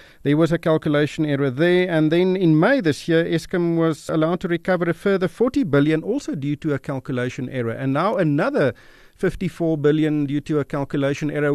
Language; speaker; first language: English; non-native, local second language; Afrikaans